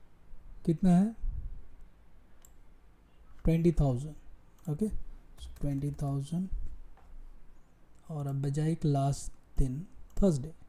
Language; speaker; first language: Hindi; native; Hindi